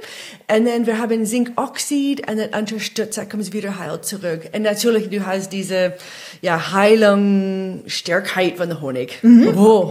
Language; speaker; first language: German; non-native, fluent; English